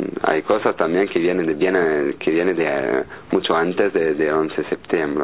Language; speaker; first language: Spanish; non-native, learner; French